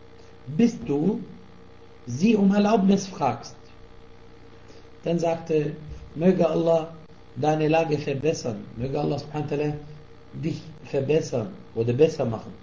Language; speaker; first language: German; non-native, fluent; Arabic